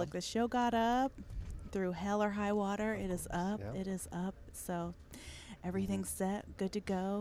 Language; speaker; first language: English; native; English